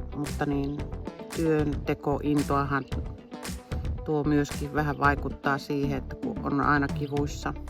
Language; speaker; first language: Finnish; native; Finnish